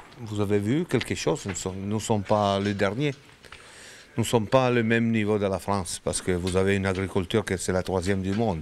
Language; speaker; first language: French; non-native, learner; Italian